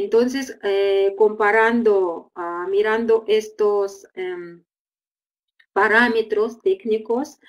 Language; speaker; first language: Spanish; non-native, fluent; Russian